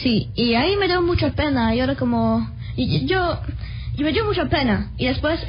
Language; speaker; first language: Spanish; early bilingual, heritage; Spanish